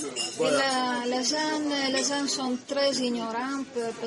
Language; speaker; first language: French; non-native, learner; Italian